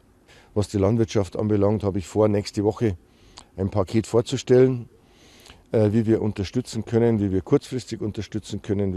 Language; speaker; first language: German; native; German